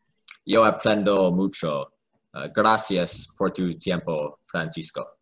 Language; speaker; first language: Spanish; non-native, learner; English